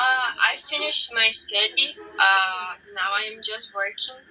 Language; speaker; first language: English; non-native, learner; Portuguese